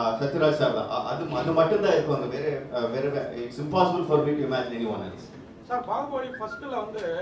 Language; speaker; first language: Tamil; non-native, local second language; Telugu